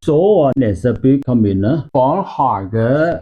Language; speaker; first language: Norwegian; non-native, learner; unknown